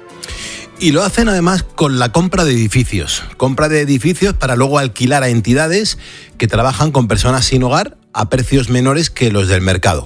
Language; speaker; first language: Spanish; native; Spanish